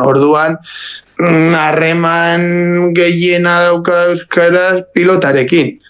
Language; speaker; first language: Basque; non-native, local second language; Spanish